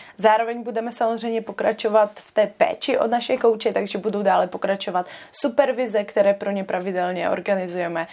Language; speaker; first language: Czech; native; Czech